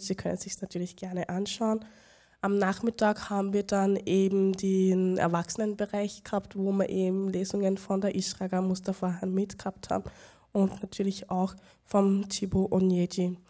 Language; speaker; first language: German; native; German